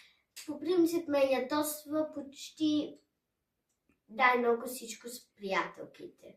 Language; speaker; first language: Bulgarian; early bilingual, heritage; German